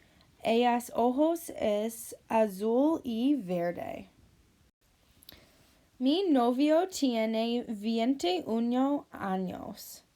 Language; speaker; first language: Spanish; non-native, learner; English